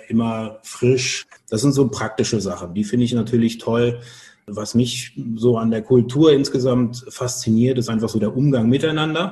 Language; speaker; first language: German; native; German